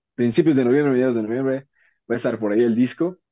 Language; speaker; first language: Spanish; native; Spanish